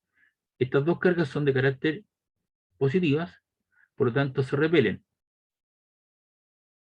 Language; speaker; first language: Spanish; native; Spanish